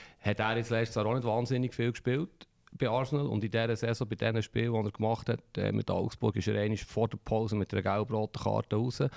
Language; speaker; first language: German; native; German